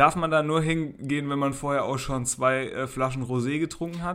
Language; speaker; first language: German; native; German